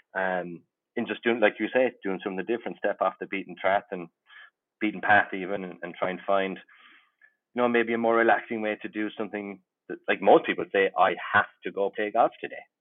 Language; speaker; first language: English; native; English